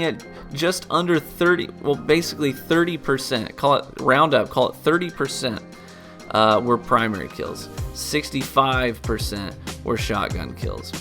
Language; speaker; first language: English; native; English